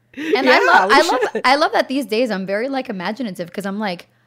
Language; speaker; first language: English; native; English